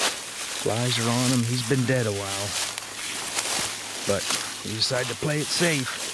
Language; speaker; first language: English; native; English